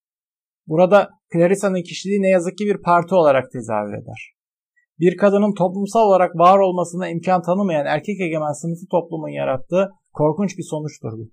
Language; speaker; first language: Turkish; native; Turkish